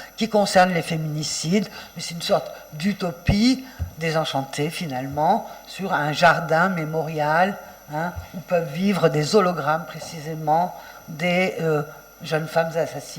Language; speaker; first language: French; native; French